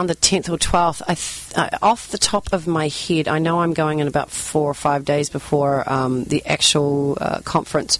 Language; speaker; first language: English; native; English